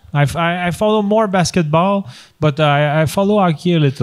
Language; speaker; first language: English; non-native, fluent; French